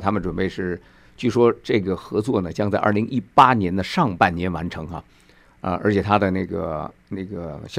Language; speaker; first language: Chinese; native; Chinese